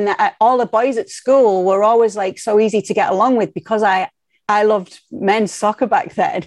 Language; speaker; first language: English; native; English